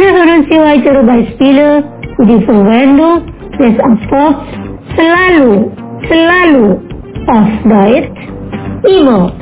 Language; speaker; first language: German; non-native, fluent; Indonesian